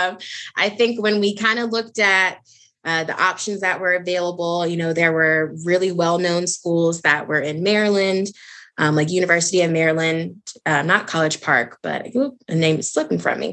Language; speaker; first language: English; native; English